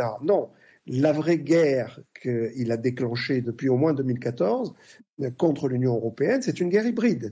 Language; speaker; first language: French; native; French